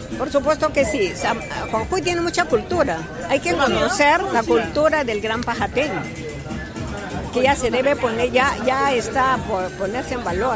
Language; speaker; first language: Spanish; native; Spanish